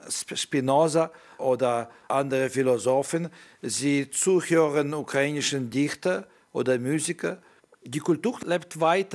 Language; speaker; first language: German; non-native, learner; Ukrainian